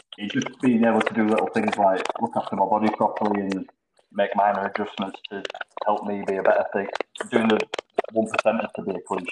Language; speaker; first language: English; native; English